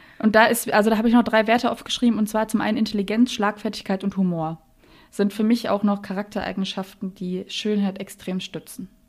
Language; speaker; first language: German; native; German